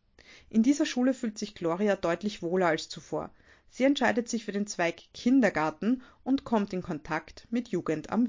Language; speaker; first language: German; native; German